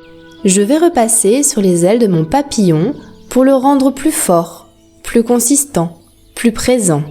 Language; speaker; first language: French; native; French